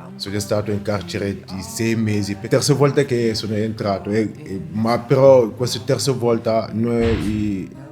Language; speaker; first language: Italian; non-native, learner; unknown